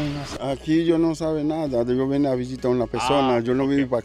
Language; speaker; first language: Spanish; non-native, learner; Haitian Creole